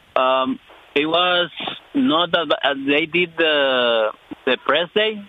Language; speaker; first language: English; non-native, fluent; Spanish